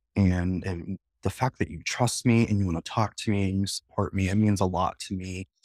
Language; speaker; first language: English; native; English